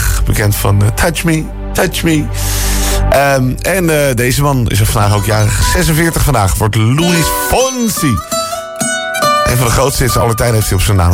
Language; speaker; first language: Dutch; non-native, local second language; Papiamento